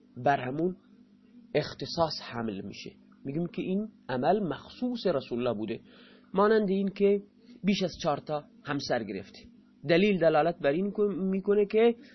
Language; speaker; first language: Persian; non-native, local second language; Baluchi